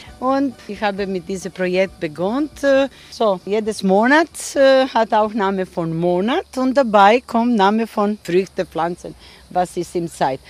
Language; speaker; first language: German; non-native, learner; Croatian